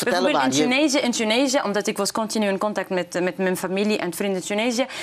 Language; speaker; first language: Dutch; non-native, fluent; Arabic